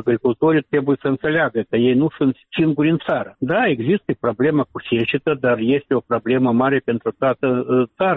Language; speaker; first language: Romanian; non-native, local second language; Russian